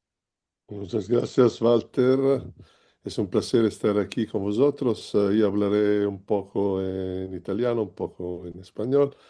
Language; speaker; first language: Spanish; non-native, learner; Italian